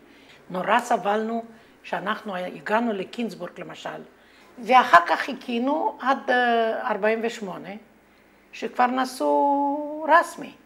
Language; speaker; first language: Hebrew; non-native, fluent; Romanian